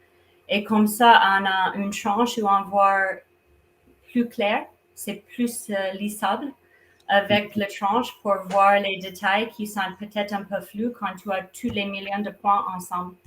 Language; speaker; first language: French; non-native, fluent; English